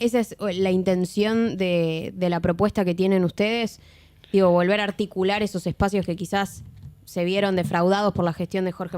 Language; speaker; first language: Spanish; native; Spanish